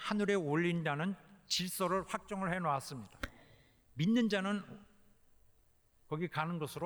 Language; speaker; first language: Japanese; non-native, fluent; Korean